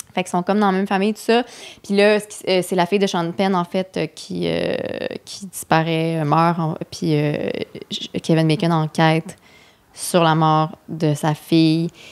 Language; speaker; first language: French; native; French